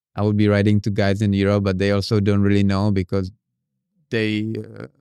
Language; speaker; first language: English; non-native, fluent; Czech